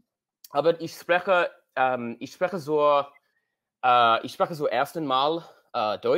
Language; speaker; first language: German; non-native, learner; English